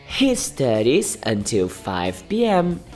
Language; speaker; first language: English; non-native, fluent; Portuguese